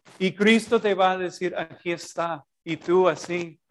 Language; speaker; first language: Spanish; non-native, fluent; English